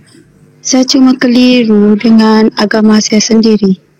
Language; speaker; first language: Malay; non-native, local second language; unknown